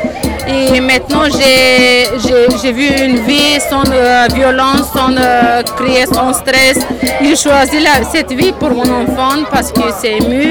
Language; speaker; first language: French; non-native, learner; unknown